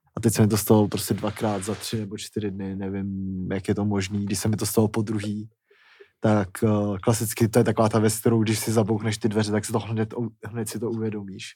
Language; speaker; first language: Czech; native; Czech